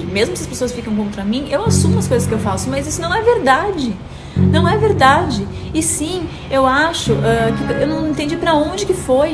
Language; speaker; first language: Portuguese; native; Portuguese